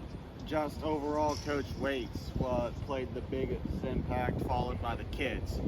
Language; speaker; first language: English; native; English